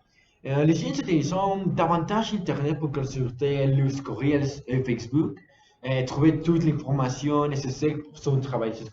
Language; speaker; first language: French; non-native, learner; Spanish